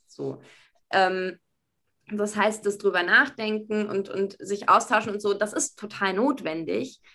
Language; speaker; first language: German; native; German